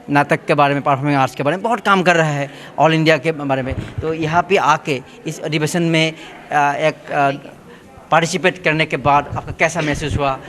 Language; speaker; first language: Hindi; non-native, local second language; Assamese